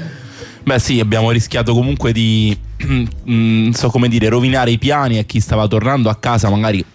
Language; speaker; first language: Italian; native; Italian